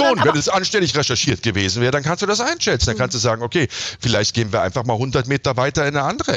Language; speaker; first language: German; native; German